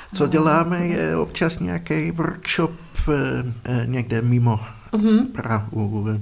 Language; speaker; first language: Czech; non-native, fluent; Dutch